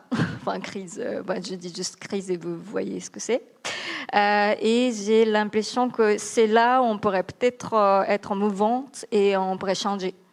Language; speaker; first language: French; non-native, fluent; Japanese